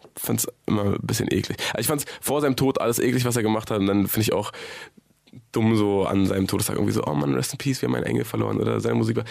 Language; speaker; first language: German; native; German